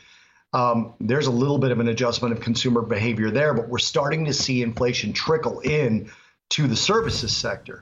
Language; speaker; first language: English; native; English